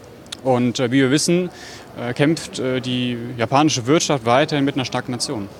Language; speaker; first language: German; native; German